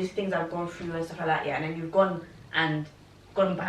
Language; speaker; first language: English; native; English